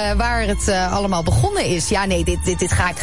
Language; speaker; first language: Dutch; native; Dutch